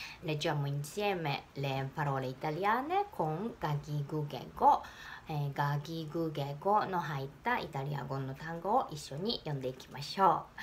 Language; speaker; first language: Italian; non-native, fluent; Japanese